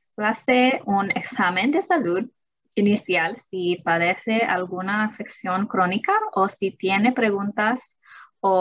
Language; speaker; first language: Spanish; early bilingual, heritage; English